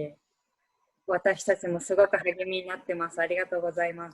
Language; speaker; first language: Japanese; native; Japanese